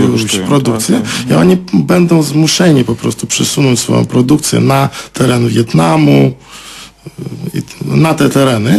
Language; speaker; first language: Polish; non-native, fluent; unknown